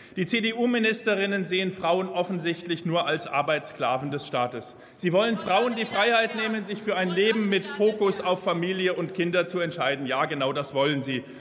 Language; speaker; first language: German; native; German